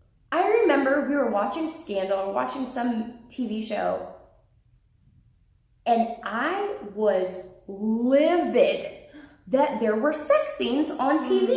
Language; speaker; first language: English; native; English